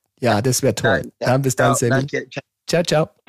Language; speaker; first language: German; non-native, learner; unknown